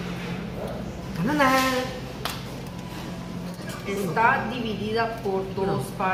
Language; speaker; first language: Spanish; early bilingual, other home language; Korean